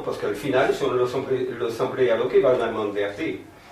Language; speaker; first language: Spanish; non-native, fluent; French